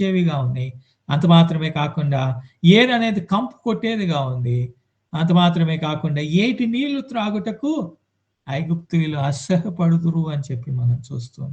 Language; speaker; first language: Telugu; native; Telugu